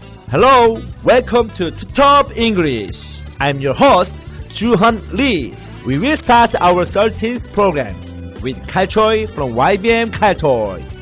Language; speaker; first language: English; non-native, learner; Korean